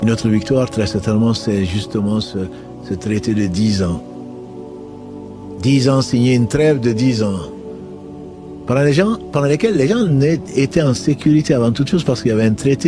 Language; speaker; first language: French; native; French